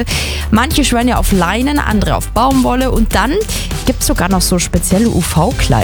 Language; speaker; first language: German; native; German